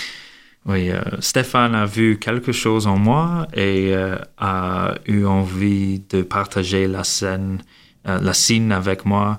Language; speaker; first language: French; non-native, learner; English